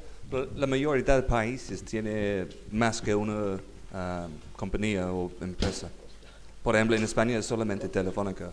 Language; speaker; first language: Spanish; non-native, learner; English